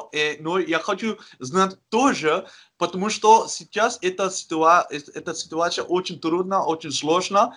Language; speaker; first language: Russian; non-native, learner; Dutch